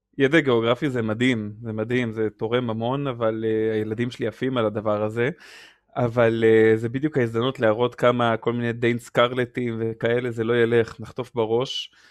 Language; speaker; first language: Hebrew; native; Hebrew